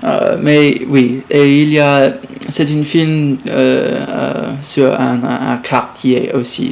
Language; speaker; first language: French; non-native, learner; English